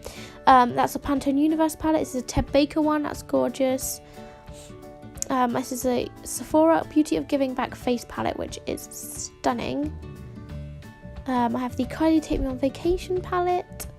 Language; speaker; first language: English; native; English